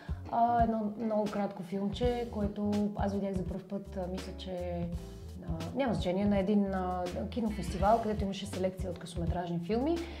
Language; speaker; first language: Bulgarian; native; Bulgarian